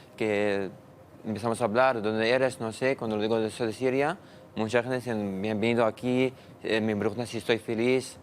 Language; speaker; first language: Spanish; non-native, learner; Arabic